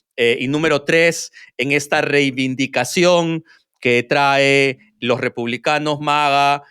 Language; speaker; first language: Spanish; native; Spanish